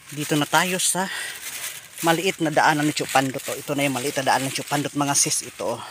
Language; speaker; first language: Filipino; non-native, local second language; Iloko